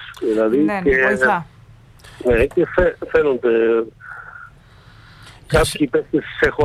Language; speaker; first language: Greek; non-native, fluent; Slovak